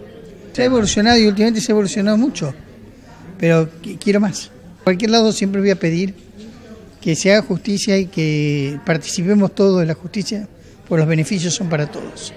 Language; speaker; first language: Spanish; native; Spanish